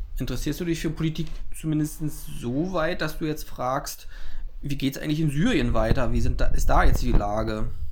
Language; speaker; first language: German; native; German